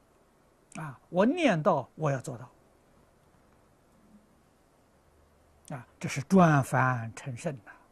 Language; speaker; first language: Chinese; native; Chinese